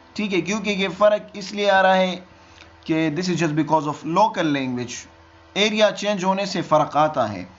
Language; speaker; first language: Urdu; non-native, local second language; Pashto